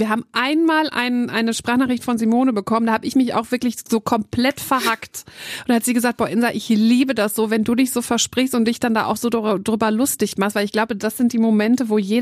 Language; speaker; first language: German; native; German